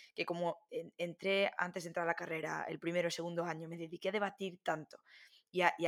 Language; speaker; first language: Spanish; native; Spanish